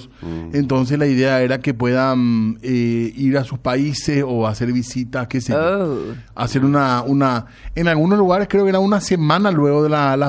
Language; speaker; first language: Spanish; native; Spanish